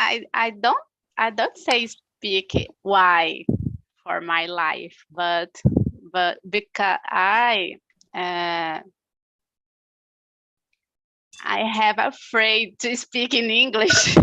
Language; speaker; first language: English; non-native, learner; Portuguese